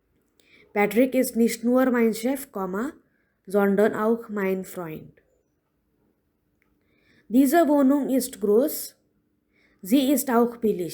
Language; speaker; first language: German; non-native, fluent; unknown